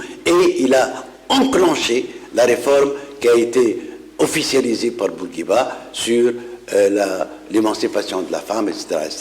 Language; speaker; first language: French; non-native, local second language; Arabic